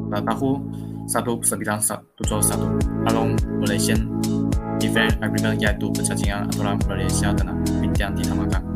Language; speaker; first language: Malay; non-native, local second language; Chinese